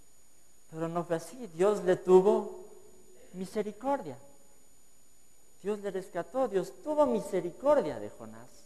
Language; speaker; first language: Spanish; native; Spanish